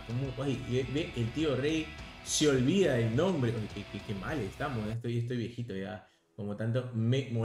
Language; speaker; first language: Spanish; native; Spanish